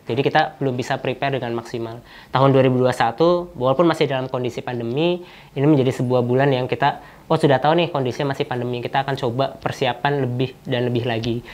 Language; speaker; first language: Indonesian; native; Indonesian